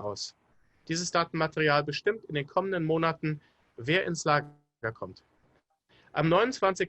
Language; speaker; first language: German; native; German